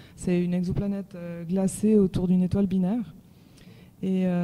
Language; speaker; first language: French; native; French